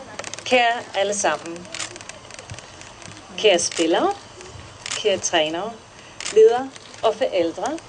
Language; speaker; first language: Danish; non-native, fluent; English